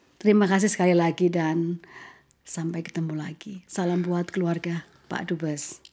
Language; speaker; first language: Indonesian; native; Indonesian